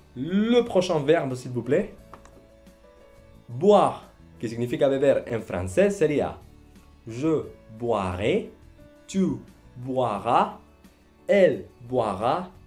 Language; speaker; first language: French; non-native, fluent; Spanish